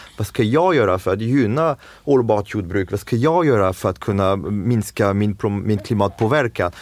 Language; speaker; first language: Swedish; non-native, fluent; French